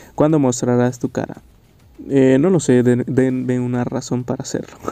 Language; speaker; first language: Spanish; native; Spanish